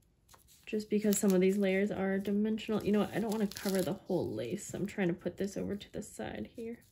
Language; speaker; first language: English; native; English